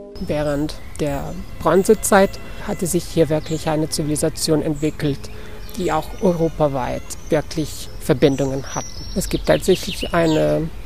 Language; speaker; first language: German; non-native, fluent; Italian